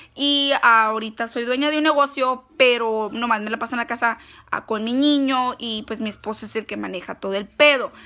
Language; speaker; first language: Spanish; early bilingual, heritage; Spanish